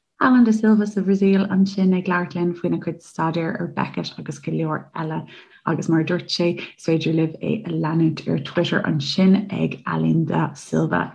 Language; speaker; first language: Irish; native; Irish